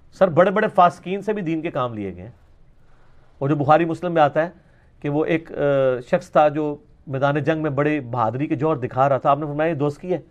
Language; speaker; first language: Urdu; non-native, local second language; Punjabi